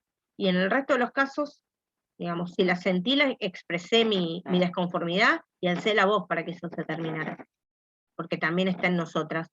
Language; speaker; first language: Spanish; native; Spanish